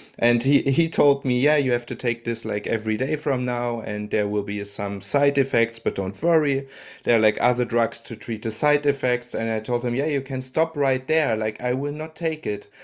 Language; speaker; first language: English; non-native, fluent; German